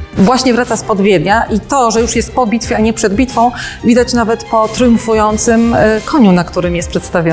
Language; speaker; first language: Polish; native; Polish